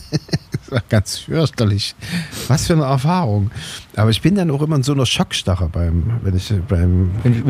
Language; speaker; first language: German; native; German